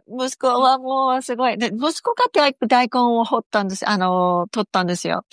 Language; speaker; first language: Japanese; native; Japanese